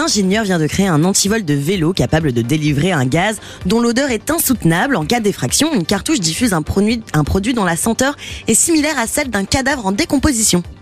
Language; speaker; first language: French; native; French